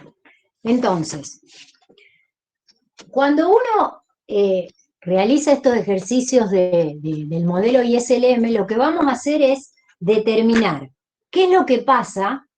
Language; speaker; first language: Spanish; native; Spanish